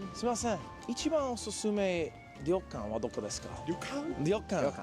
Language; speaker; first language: Japanese; non-native, learner; English